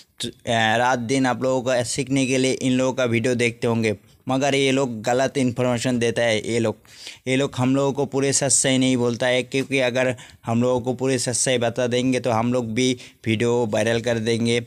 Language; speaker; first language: Hindi; non-native, local second language; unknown